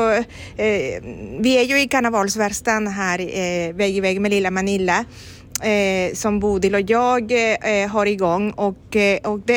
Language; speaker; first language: Swedish; non-native, fluent; Spanish